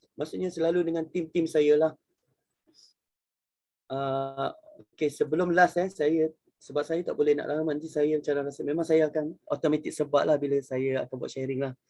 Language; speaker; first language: Malay; native; Malay